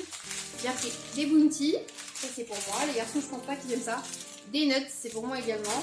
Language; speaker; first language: French; native; French